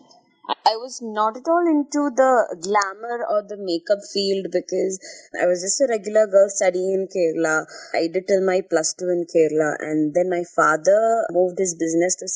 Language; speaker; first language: English; non-native, local second language; Malayalam